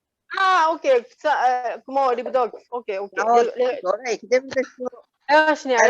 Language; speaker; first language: Hebrew; non-native, learner; Japanese